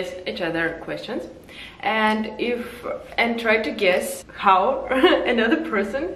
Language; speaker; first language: English; non-native, learner; Russian